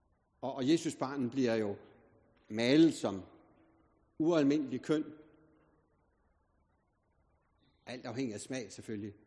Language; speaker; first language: Danish; native; Danish